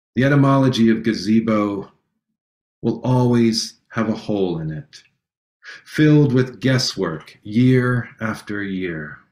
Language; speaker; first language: English; native; English